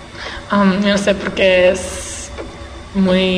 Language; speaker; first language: Spanish; early bilingual, heritage; English